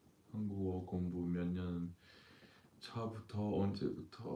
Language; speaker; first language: Korean; non-native, fluent; English